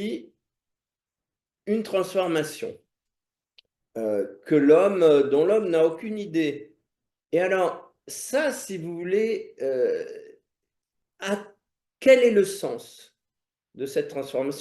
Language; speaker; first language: French; native; French